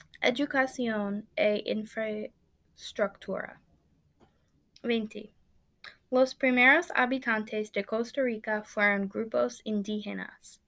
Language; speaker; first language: Spanish; non-native, learner; English